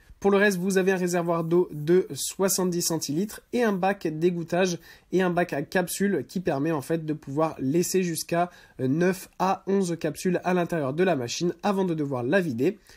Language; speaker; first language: French; native; French